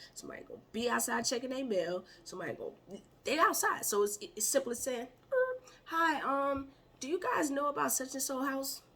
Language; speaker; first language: English; native; English